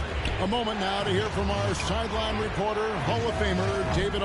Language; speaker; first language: English; native; English